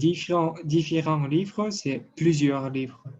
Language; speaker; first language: French; non-native, learner; Russian